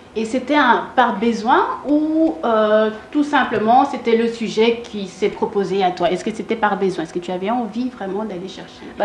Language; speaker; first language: French; early bilingual, other home language; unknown